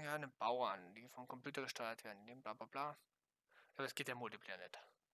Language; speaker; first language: German; native; German